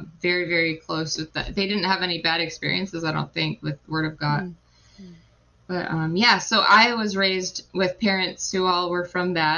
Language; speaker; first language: English; native; English